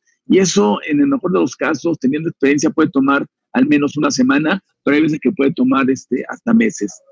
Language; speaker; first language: Spanish; native; Spanish